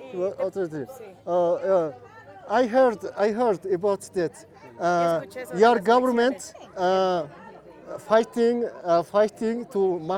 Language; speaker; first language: English; non-native, learner; Mongolian